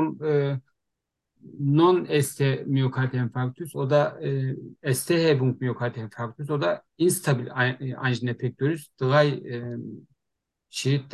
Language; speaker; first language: German; non-native, learner; Turkish